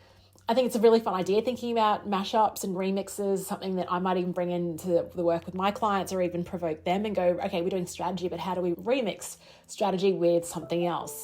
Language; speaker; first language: English; native; English